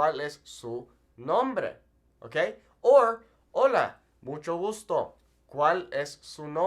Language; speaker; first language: Spanish; non-native, fluent; English